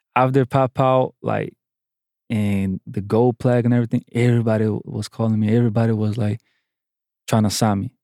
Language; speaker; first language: English; non-native, fluent; Portuguese